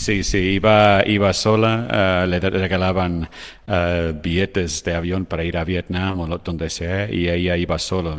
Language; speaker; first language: Spanish; non-native, fluent; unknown